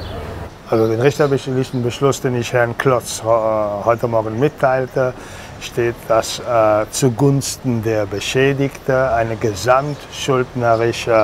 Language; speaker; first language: German; non-native, fluent; Spanish